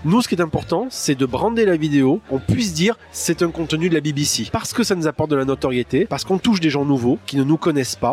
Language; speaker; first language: French; native; French